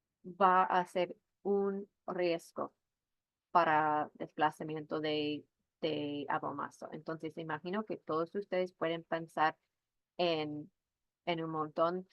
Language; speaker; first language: Spanish; non-native, fluent; English